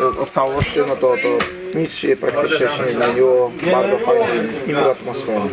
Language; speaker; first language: Polish; non-native, fluent; Portuguese